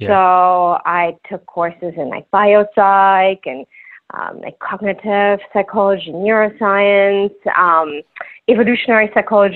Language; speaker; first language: English; non-native, fluent; Luxembourgish